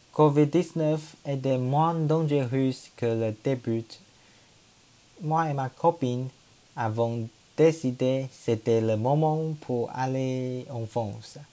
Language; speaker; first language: French; non-native, learner; Chinese